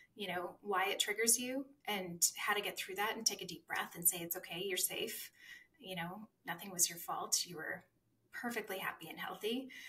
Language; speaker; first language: English; native; English